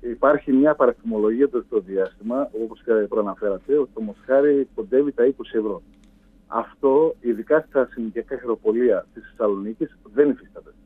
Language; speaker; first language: Greek; native; Greek